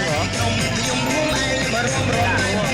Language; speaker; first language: Korean; native; Korean